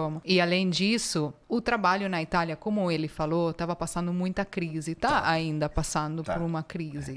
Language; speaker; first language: Portuguese; non-native, fluent; Italian